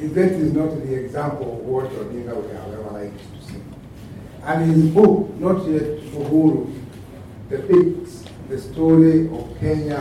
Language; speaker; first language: English; non-native, local second language; Kikuyu